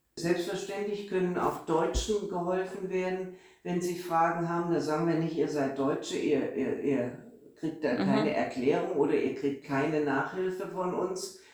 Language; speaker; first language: German; native; German